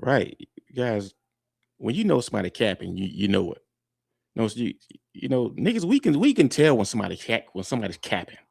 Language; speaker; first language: English; native; English